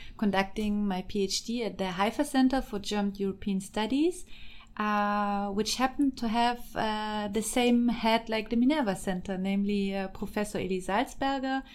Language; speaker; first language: English; non-native, fluent; German